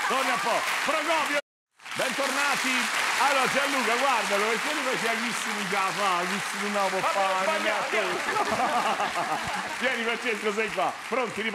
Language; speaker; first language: Italian; native; Italian